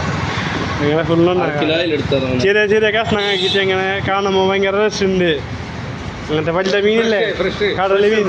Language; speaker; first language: Malayalam; non-native, local second language; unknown